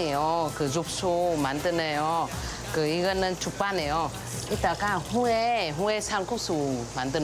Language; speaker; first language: Korean; non-native, learner; Vietnamese